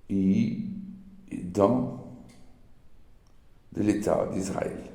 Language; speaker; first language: French; non-native, learner; Portuguese